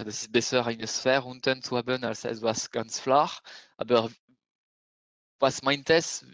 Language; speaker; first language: German; non-native, fluent; French